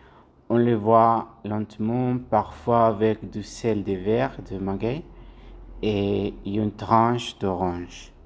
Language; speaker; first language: French; non-native, learner; Spanish